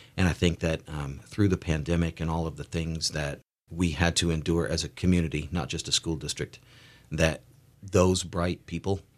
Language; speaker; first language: English; native; English